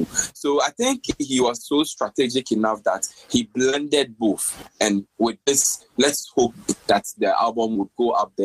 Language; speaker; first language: English; non-native, local second language; Akan